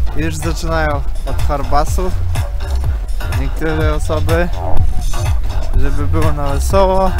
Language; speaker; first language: Polish; non-native, learner; Russian